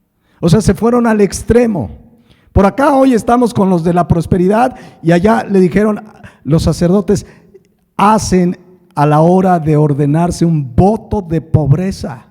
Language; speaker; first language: Spanish; native; Spanish